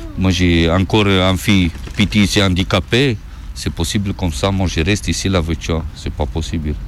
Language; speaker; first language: French; non-native, learner; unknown